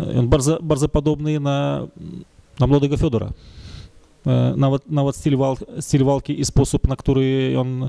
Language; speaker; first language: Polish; non-native, fluent; Russian